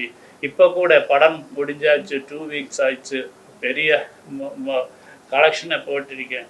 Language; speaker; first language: Tamil; non-native, learner; Malayalam